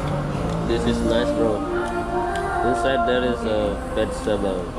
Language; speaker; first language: English; non-native, learner; Indonesian